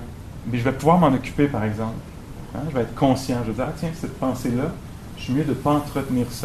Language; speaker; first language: French; native; French